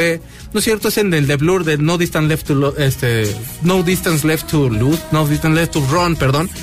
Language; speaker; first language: Spanish; native; Spanish